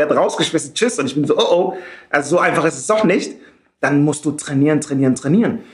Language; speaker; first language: German; native; German